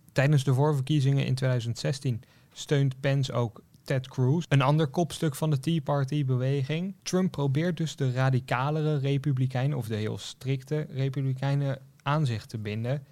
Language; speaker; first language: Dutch; native; Dutch